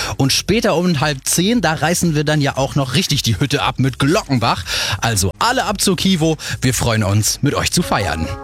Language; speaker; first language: German; native; German